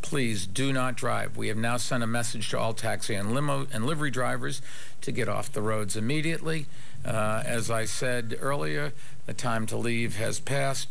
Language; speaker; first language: English; native; English